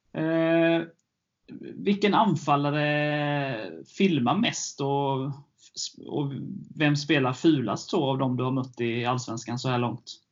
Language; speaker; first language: Swedish; native; Swedish